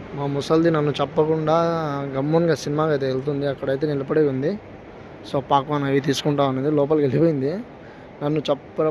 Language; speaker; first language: Telugu; non-native, local second language; Urdu